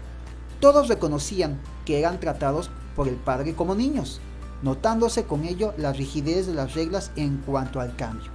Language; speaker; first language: Spanish; native; Spanish